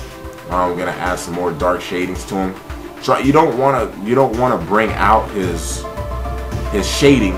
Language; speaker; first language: English; native; English